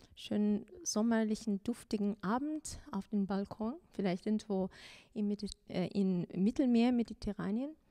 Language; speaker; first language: German; non-native, fluent; Azerbaijani